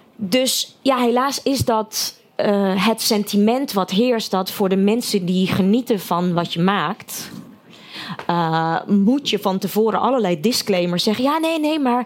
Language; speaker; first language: Dutch; early bilingual, other home language; Russian